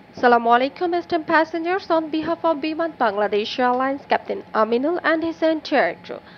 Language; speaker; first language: English; non-native, local second language; Bangla